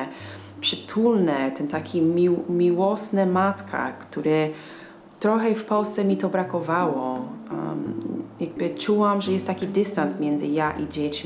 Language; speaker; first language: Polish; non-native, fluent; English